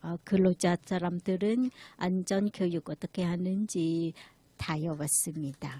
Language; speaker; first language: Korean; non-native, learner; Thai